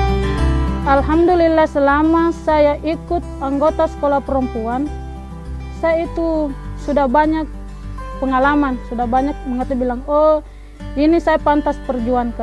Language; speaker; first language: Indonesian; non-native, local second language; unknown